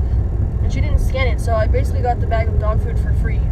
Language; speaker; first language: English; native; English